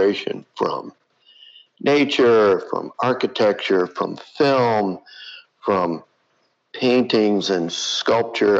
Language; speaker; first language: English; native; English